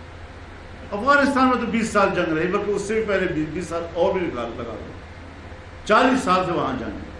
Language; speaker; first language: Urdu; non-native, local second language; Pashto